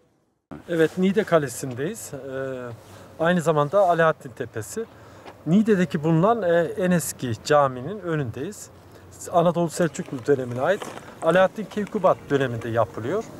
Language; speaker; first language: Turkish; native; Turkish